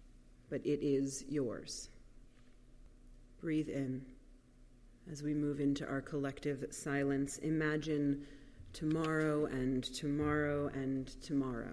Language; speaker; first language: English; native; English